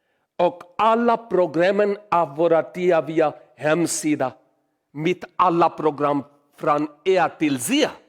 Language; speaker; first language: Swedish; non-native, learner; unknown